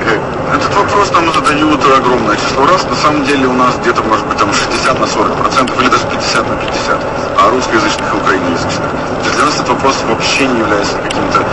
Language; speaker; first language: Russian; native; Russian